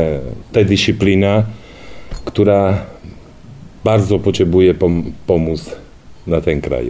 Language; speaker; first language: Polish; non-native, learner; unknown